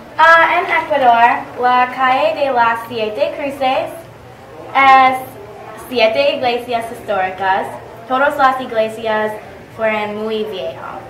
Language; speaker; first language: Spanish; non-native, learner; English